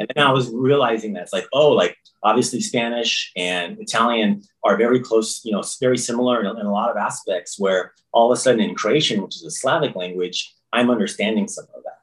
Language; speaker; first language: English; early bilingual, other home language; Croatian